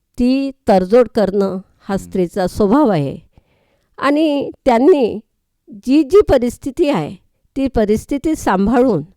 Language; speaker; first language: Marathi; native; Marathi